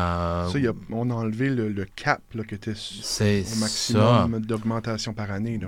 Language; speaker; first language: French; native; French